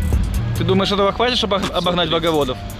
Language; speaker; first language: Russian; native; Russian